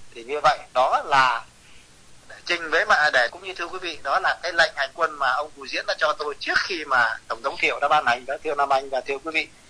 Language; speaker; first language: Vietnamese; native; Vietnamese